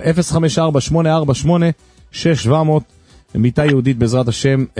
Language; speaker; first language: Hebrew; native; Hebrew